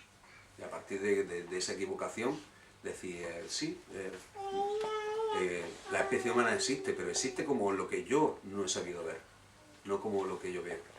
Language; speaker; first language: Spanish; native; Spanish